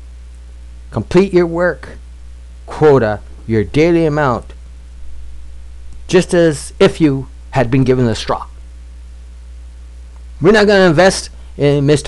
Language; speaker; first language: English; native; English